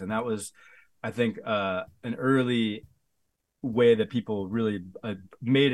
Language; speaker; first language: English; native; English